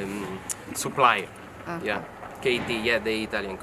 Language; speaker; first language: English; non-native, learner; Romanian